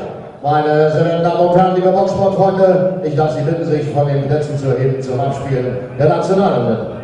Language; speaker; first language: German; native; German